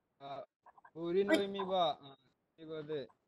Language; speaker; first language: Japanese; non-native, learner; Hindi